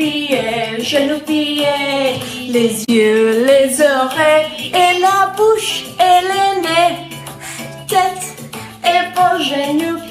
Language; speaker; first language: French; non-native, learner; English